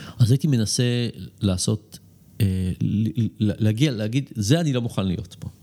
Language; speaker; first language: Hebrew; early bilingual, other home language; English